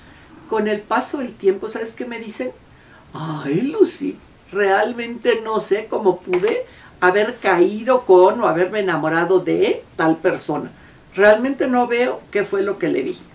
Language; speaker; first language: Spanish; native; Spanish